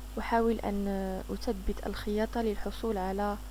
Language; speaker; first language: Arabic; native; Arabic